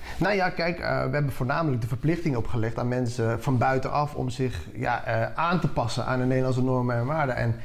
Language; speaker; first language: Dutch; early bilingual, other home language; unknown